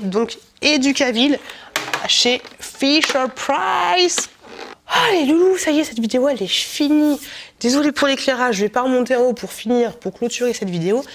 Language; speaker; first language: French; native; French